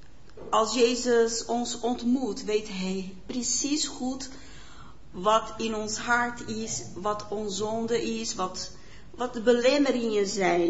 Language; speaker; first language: Dutch; non-native, fluent; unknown